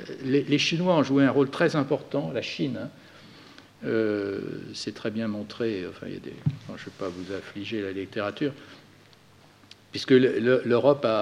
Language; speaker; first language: French; native; French